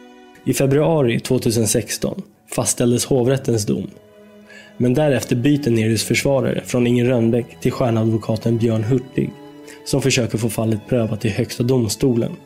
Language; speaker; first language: Swedish; native; Swedish